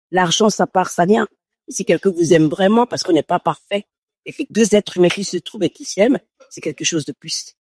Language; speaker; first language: French; non-native, local second language; Fon